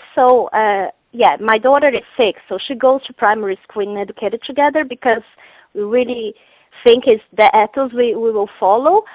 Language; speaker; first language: English; non-native, fluent; Portuguese